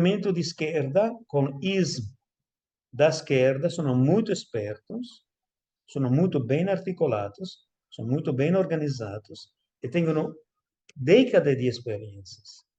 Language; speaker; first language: Portuguese; non-native, fluent; Italian